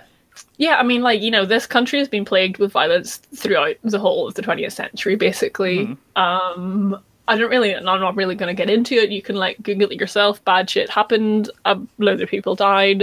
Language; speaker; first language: English; native; English